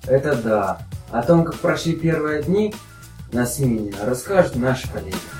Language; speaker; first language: Russian; native; Russian